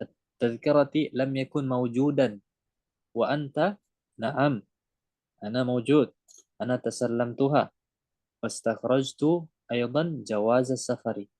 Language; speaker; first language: Arabic; non-native, fluent; Indonesian